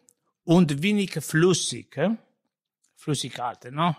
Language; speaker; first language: German; non-native, learner; Italian